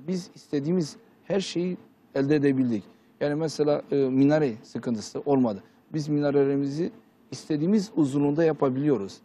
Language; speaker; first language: Turkish; early bilingual, heritage; Turkish